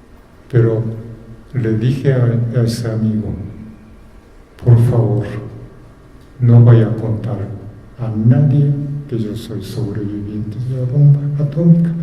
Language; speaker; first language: Spanish; non-native, fluent; Japanese